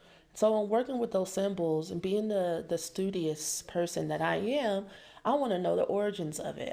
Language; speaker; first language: English; native; English